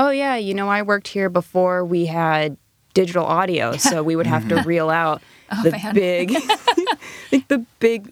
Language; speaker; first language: English; native; English